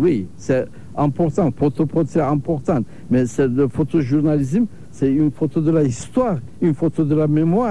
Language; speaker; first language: French; non-native, learner; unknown